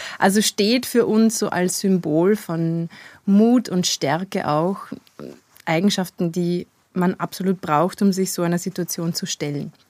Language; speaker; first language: German; native; German